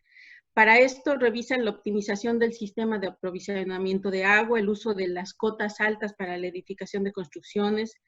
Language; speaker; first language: Spanish; native; Spanish